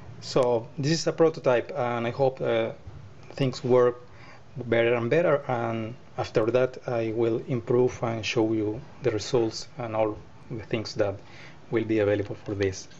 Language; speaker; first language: English; non-native, learner; Spanish